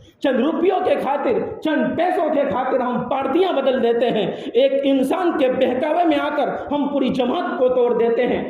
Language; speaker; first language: Urdu; non-native, local second language; Gujarati